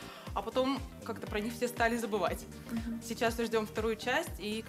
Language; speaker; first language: Russian; native; Russian